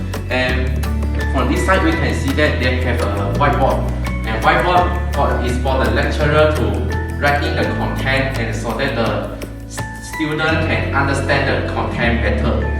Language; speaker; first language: English; non-native, local second language; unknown